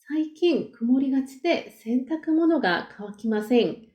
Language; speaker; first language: Japanese; non-native, fluent; Korean